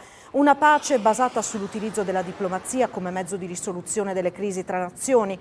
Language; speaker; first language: Italian; native; Italian